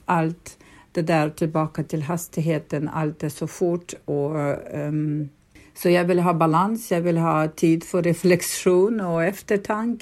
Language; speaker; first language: Swedish; non-native, fluent; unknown